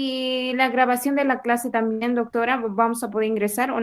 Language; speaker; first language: Spanish; native; Spanish